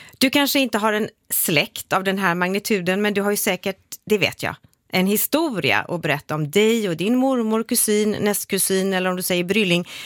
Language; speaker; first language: Swedish; native; Swedish